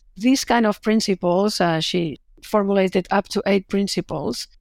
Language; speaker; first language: English; non-native, fluent; Catalan